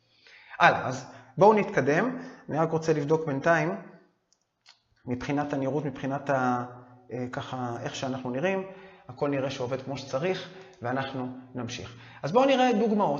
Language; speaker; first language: Hebrew; native; Hebrew